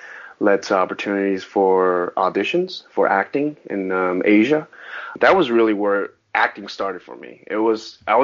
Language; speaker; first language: English; early bilingual, other home language; Chinese